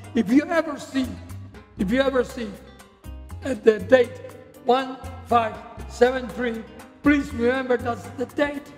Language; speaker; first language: English; non-native, fluent; Spanish